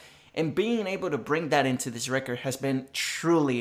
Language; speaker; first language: English; non-native, fluent; Spanish